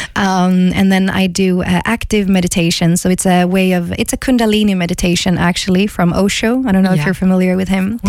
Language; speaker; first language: English; non-native, fluent; Swedish